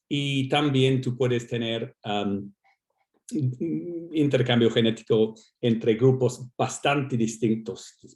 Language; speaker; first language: Spanish; non-native, fluent; English